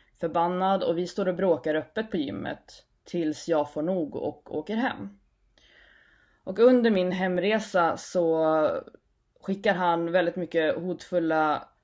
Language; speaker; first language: Swedish; native; Swedish